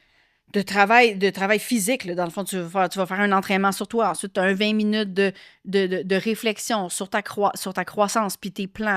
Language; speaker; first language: French; native; French